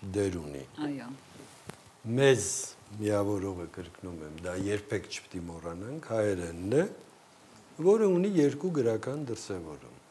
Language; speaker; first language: Armenian; native; Armenian